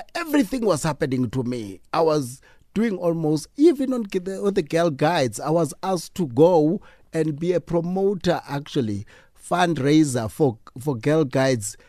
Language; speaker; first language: English; non-native, local second language; Xhosa